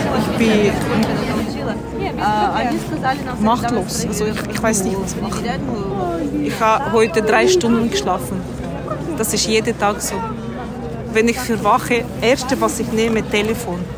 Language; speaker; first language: German; non-native, learner; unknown